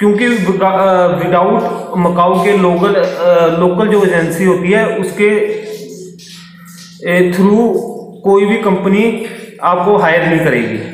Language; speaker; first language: Hindi; native; Hindi